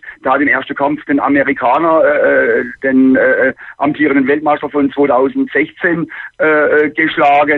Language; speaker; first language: German; native; German